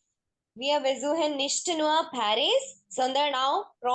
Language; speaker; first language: German; non-native, fluent; Malayalam